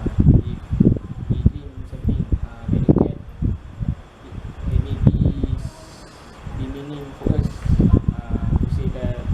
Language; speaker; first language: English; non-native, learner; Malay